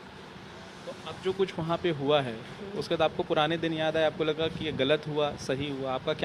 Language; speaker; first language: Hindi; native; Hindi